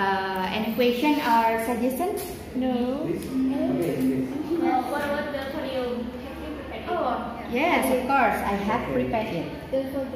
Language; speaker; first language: English; non-native, learner; Indonesian